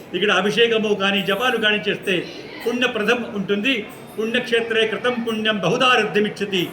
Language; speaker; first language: Telugu; non-native, fluent; Marathi